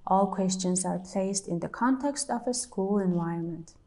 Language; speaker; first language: English; non-native, fluent; Mongolian